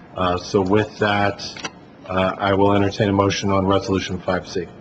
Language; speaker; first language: English; native; English